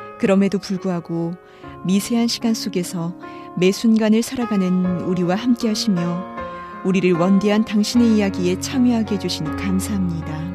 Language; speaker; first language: Korean; native; Korean